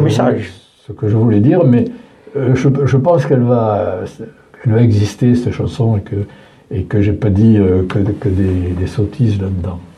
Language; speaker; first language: French; native; French